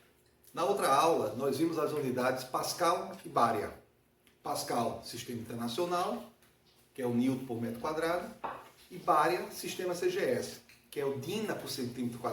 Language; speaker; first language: Portuguese; native; Portuguese